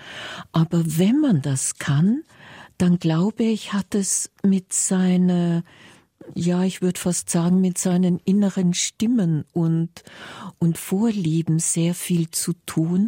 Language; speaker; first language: German; native; German